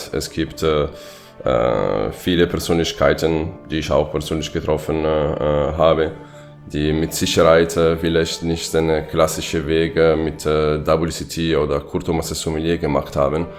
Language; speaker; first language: German; non-native, fluent; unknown